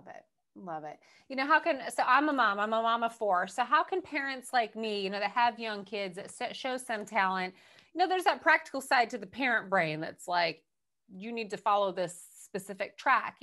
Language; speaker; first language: English; native; English